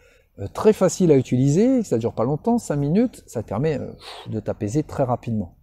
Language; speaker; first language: French; native; French